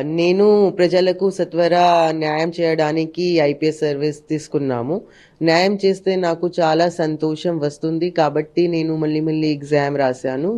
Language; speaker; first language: Telugu; non-native, learner; Hindi